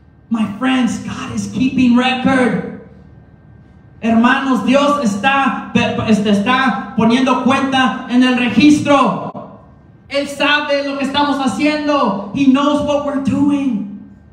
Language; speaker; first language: Spanish; early bilingual, heritage; Spanish